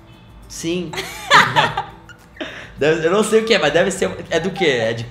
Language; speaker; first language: Portuguese; native; Portuguese